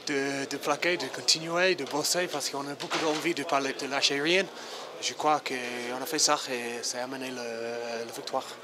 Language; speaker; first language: French; non-native, fluent; English